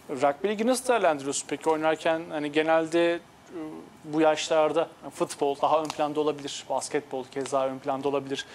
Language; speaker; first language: Turkish; native; Turkish